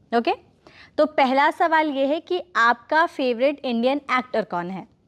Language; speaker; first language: Hindi; native; Hindi